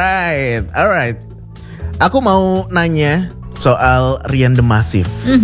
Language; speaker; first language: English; non-native, fluent; Indonesian